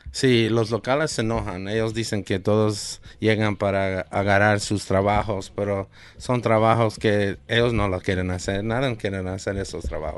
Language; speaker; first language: Spanish; early bilingual, heritage; Spanish